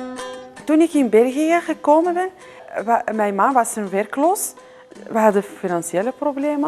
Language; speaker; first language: Dutch; non-native, fluent; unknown